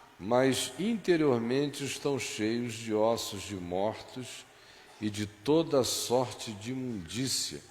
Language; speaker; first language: Portuguese; native; Portuguese